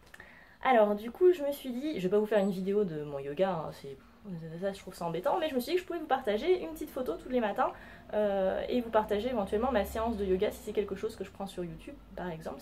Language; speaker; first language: French; native; French